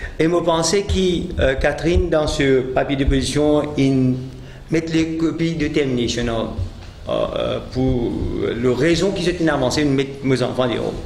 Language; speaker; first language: French; non-native, local second language; Morisyen